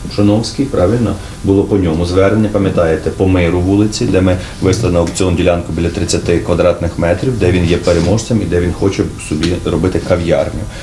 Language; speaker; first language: Ukrainian; native; Ukrainian